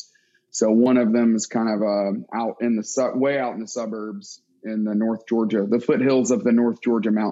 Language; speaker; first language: English; native; English